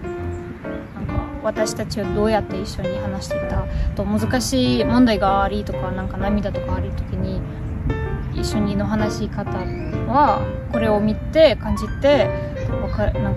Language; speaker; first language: Japanese; non-native, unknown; Russian